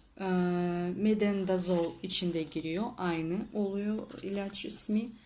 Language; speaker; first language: Turkish; non-native, learner; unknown